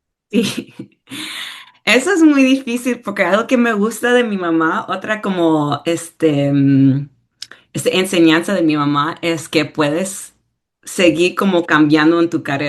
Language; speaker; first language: Spanish; early bilingual, heritage; English